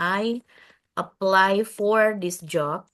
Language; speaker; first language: English; non-native, fluent; Indonesian